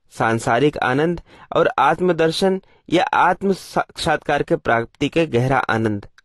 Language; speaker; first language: Hindi; native; Hindi